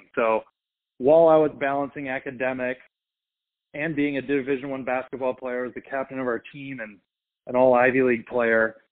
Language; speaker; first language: English; native; English